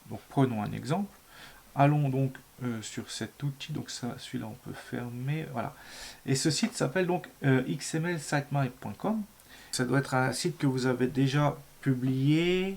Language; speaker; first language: French; native; French